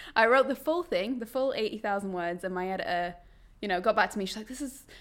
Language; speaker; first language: English; native; English